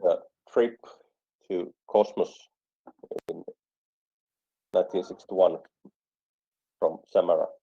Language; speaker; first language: English; non-native, fluent; Finnish